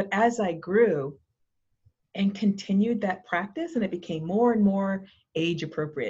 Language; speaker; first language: English; native; English